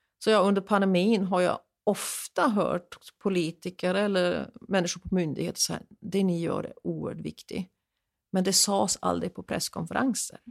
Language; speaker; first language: Swedish; non-native, fluent; German